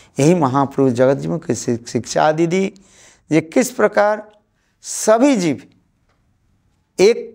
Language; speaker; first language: Hindi; non-native, local second language; Bangla